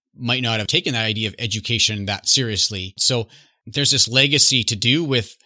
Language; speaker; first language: English; native; English